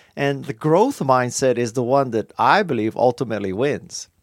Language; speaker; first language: English; native; English